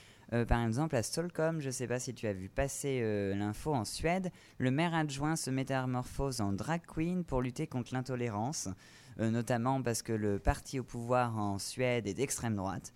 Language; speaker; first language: French; native; French